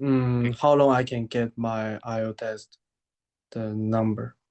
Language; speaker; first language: English; non-native, learner; Chinese